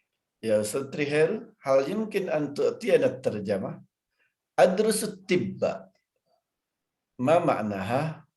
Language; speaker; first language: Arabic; non-native, learner; Indonesian